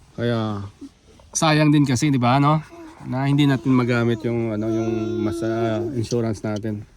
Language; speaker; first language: Filipino; non-native, local second language; Hiligaynon